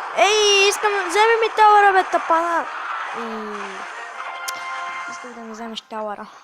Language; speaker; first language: Bulgarian; native; Bulgarian